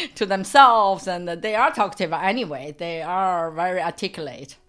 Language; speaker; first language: English; non-native, fluent; Chinese